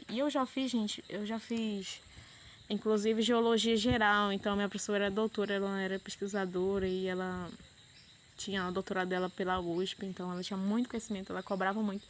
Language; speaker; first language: Portuguese; native; Portuguese